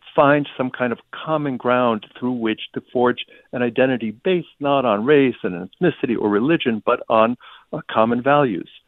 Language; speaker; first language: English; early bilingual, other home language; Ukrainian